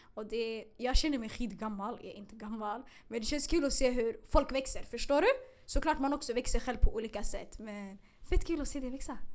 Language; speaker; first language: Swedish; early bilingual, other home language; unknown